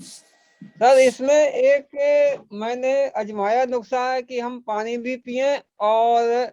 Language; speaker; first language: Hindi; non-native, local second language; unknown